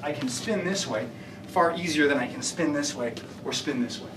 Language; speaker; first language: English; native; English